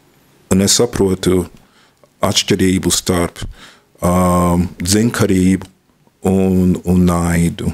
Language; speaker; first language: Latvian; non-native, fluent; English